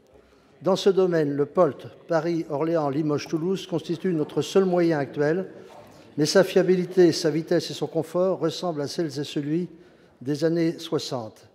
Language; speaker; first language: French; native; French